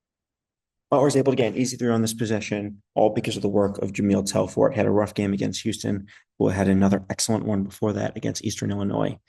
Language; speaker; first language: English; native; English